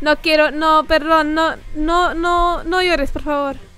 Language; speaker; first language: Spanish; early bilingual, other home language; English